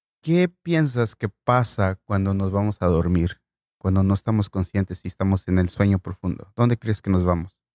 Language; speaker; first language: Spanish; native; Spanish